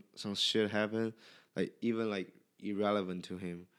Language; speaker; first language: English; non-native, learner; Chinese